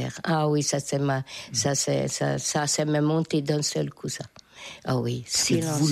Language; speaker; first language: French; non-native, fluent; Hungarian